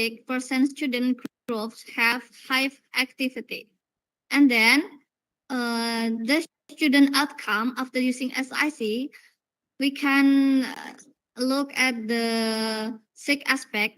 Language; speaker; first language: English; non-native, learner; Indonesian